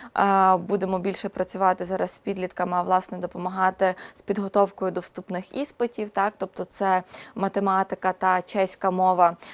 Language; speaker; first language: Ukrainian; native; Ukrainian